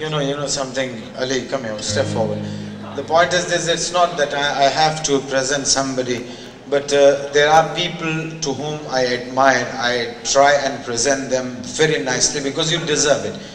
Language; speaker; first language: English; non-native, local second language; Urdu